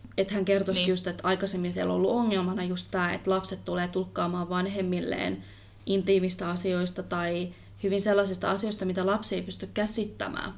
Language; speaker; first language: Finnish; early bilingual, other home language; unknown